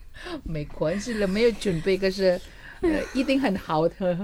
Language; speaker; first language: Chinese; non-native, fluent; Indonesian